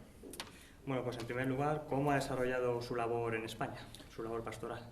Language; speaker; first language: Spanish; native; Spanish